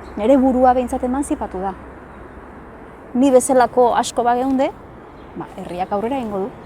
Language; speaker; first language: Basque; native; Basque